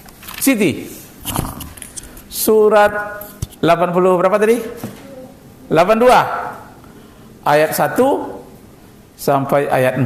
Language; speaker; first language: Indonesian; native; Indonesian